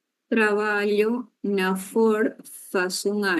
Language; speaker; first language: Portuguese; non-native, learner; Spanish